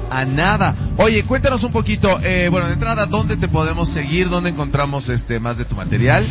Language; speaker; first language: Spanish; native; Spanish